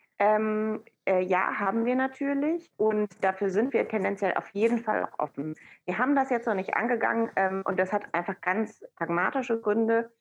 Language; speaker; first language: German; early bilingual, other home language; Persian